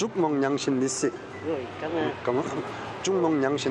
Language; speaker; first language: Korean; native; Korean